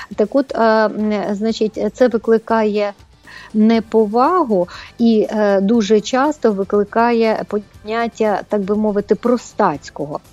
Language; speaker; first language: Ukrainian; native; Ukrainian